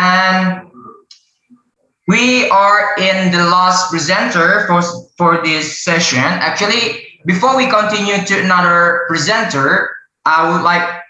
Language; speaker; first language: English; non-native, learner; Indonesian